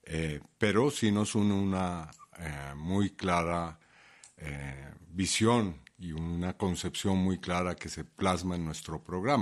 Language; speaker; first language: Spanish; native; Spanish